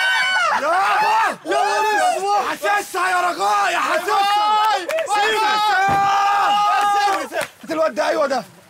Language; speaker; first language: Arabic; native; Arabic